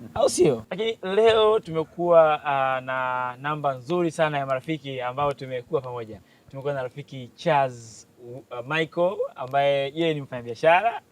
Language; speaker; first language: Swahili; native; Swahili